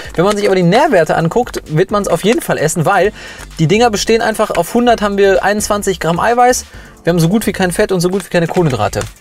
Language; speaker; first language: German; early bilingual, other home language; Polish